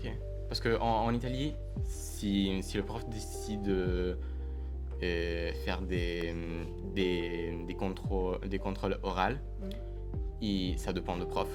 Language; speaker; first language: French; non-native, learner; Italian